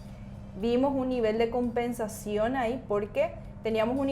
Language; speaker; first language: Spanish; native; Spanish